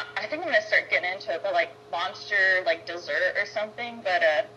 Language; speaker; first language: English; native; English